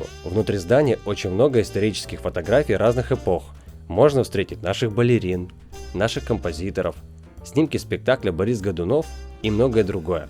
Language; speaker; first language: Russian; native; Russian